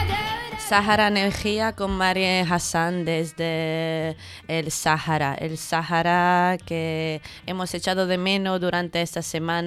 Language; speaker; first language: Spanish; native; Spanish